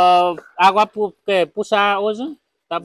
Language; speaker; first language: Portuguese; non-native, learner; Vietnamese